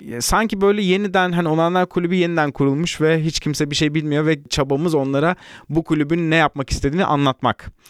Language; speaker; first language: Turkish; native; Turkish